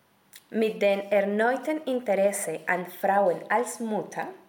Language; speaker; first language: German; non-native, learner; Spanish